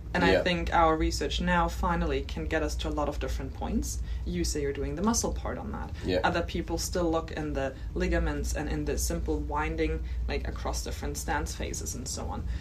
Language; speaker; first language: English; non-native, fluent; German